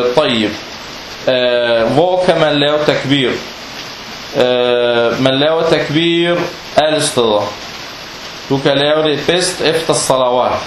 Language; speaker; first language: Danish; non-native, fluent; Arabic